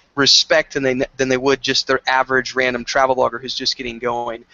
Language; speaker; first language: English; native; English